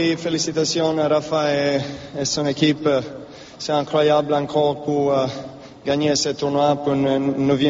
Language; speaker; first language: French; non-native, learner; Serbian